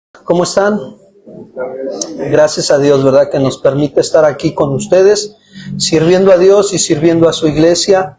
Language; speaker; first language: Spanish; native; Spanish